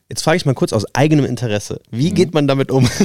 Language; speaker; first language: German; native; German